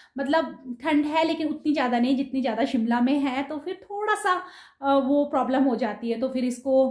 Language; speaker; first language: Hindi; non-native, local second language; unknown